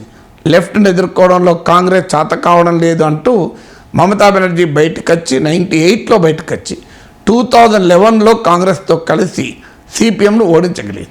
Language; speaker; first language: Telugu; native; Telugu